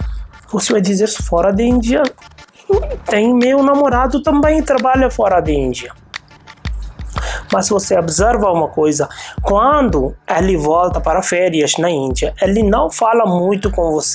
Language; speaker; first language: Portuguese; non-native, fluent; Hindi